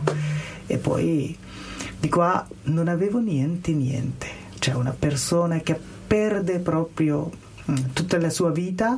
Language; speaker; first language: Italian; non-native, learner; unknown